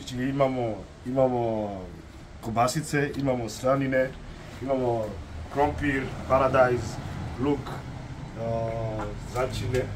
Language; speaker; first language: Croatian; non-native, learner; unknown